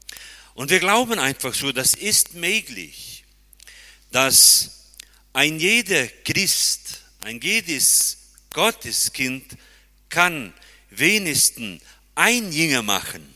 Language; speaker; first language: German; early bilingual, heritage; German